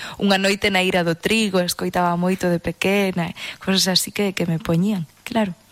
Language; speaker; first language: Galician; non-native, local second language; English